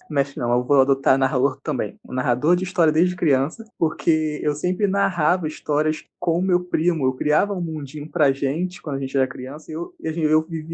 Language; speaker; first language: Portuguese; native; Portuguese